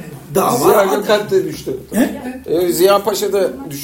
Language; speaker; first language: Turkish; native; Turkish